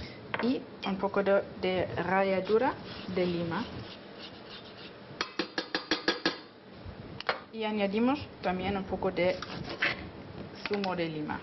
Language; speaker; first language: Spanish; non-native, fluent; German